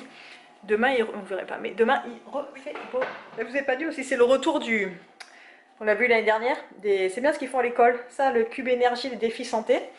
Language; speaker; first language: French; native; French